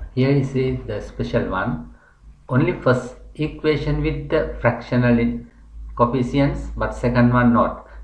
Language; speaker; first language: English; non-native, local second language; Sinhala